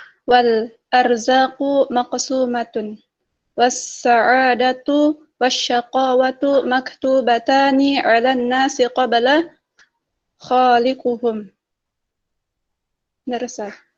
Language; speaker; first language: Arabic; non-native, learner; Indonesian